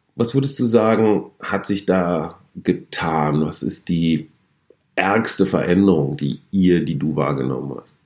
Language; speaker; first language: German; native; German